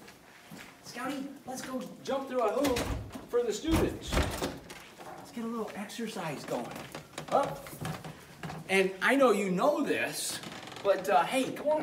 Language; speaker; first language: English; native; English